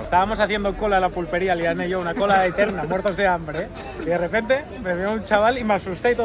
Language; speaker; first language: Spanish; native; Spanish